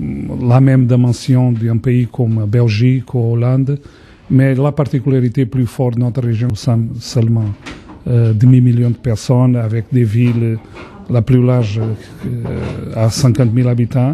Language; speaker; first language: French; non-native, fluent; Portuguese